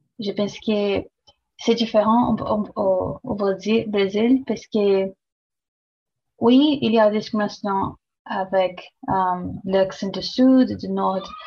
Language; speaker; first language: French; non-native, learner; Portuguese